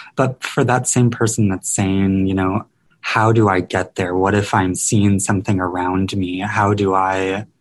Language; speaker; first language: English; native; English